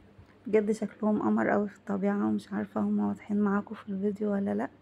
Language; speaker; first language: Arabic; native; Arabic